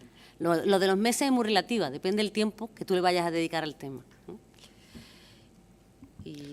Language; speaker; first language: Spanish; native; Spanish